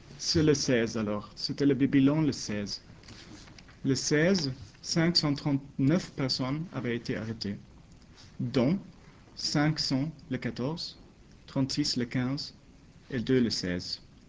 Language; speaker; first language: French; non-native, fluent; Swedish